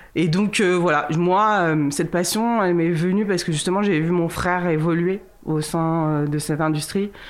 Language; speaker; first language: French; early bilingual, other home language; Kabuverdianu